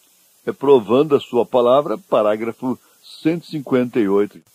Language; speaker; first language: Portuguese; native; Portuguese